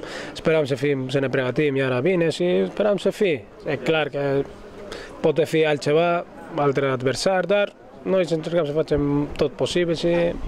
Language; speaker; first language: Romanian; non-native, fluent; Arabic